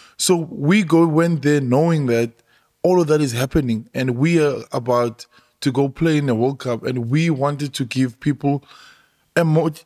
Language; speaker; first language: English; non-native, local second language; Xhosa